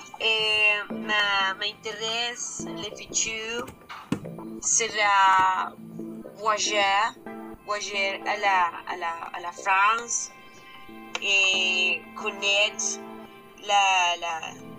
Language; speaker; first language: French; non-native, learner; Spanish